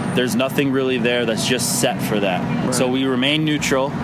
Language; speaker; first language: English; native; English